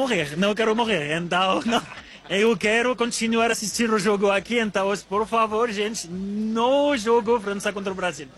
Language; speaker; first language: Portuguese; non-native, learner; French